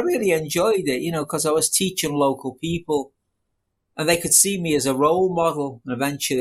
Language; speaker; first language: English; native; English